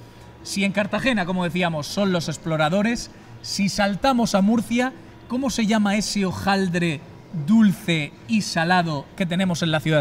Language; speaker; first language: Spanish; native; Spanish